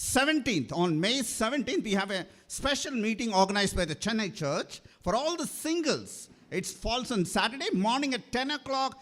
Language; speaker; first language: English; non-native, local second language; Kannada